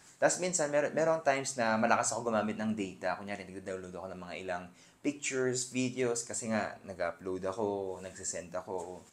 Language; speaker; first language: Filipino; non-native, fluent; Korean